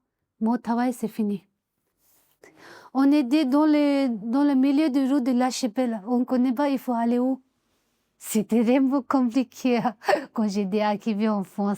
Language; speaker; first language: French; non-native, learner; Tibetan